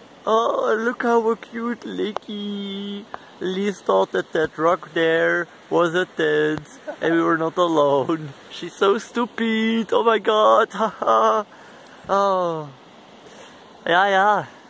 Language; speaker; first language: English; non-native, fluent; Dutch